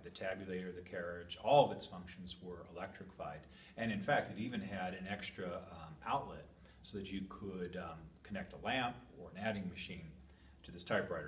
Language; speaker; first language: English; native; English